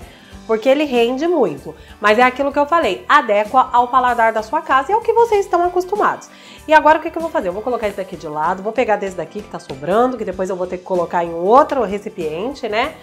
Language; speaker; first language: Portuguese; native; Portuguese